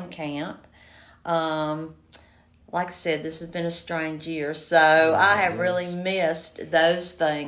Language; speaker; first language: English; native; English